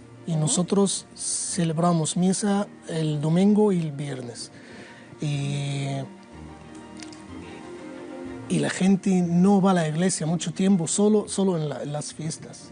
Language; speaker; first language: Spanish; non-native, learner; Arabic